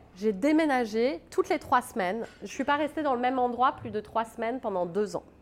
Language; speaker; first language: French; native; French